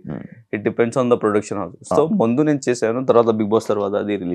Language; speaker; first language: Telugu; non-native, local second language; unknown